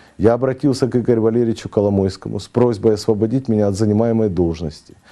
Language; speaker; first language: Russian; native; Russian